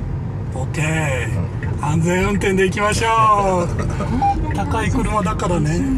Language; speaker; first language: Japanese; native; Japanese